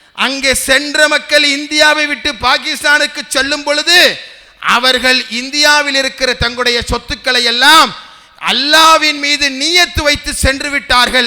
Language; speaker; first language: Tamil; native; Tamil